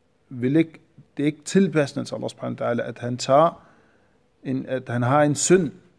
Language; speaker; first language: Danish; non-native, fluent; Arabic